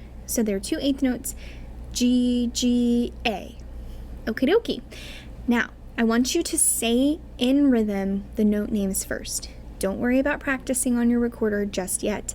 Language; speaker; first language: English; native; English